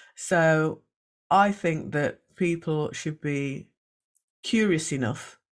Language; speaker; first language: English; native; English